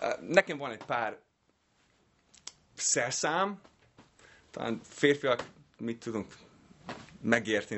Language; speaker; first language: Hungarian; non-native, fluent; English